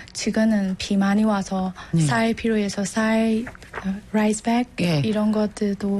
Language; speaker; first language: Korean; non-native, learner; Burmese